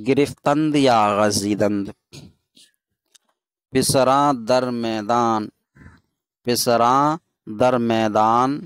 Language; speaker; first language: Persian; non-native, fluent; Urdu